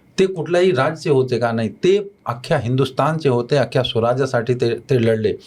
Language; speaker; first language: Marathi; non-native, fluent; Hindi